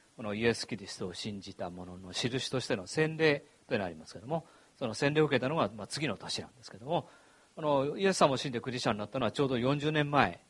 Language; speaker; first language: Japanese; native; Japanese